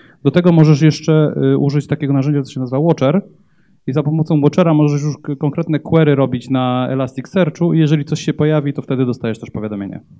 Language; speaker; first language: Polish; native; Polish